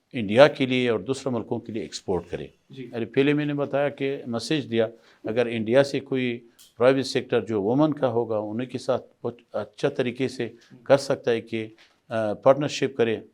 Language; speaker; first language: Hindi; non-native, fluent; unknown